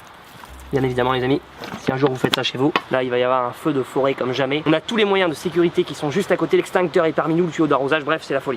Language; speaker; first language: French; native; French